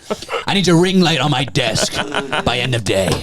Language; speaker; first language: English; native; English